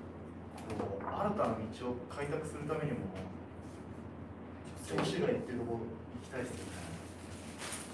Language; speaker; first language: Japanese; native; Japanese